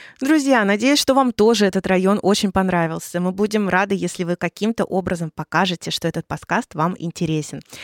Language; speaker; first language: Russian; native; Russian